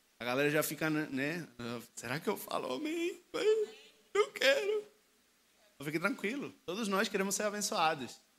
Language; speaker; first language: Portuguese; non-native, fluent; Spanish